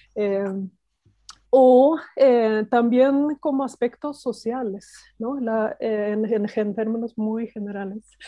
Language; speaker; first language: Spanish; non-native, fluent; Swedish